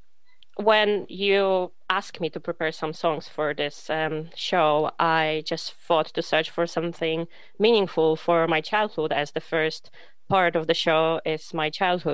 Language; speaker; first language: English; non-native, fluent; Polish